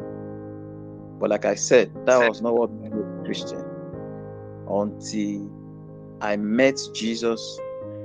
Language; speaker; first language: English; non-native, local second language; Yoruba